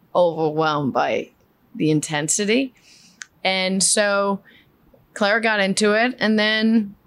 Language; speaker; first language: English; early bilingual, other home language; Spanish